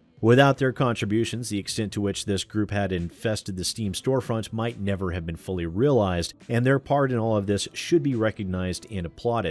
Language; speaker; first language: English; native; English